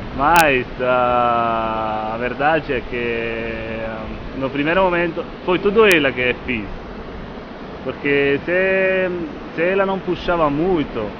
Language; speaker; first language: Portuguese; non-native, fluent; Italian